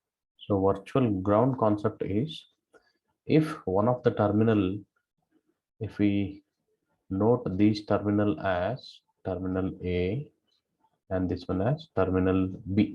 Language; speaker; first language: English; non-native, local second language; Kannada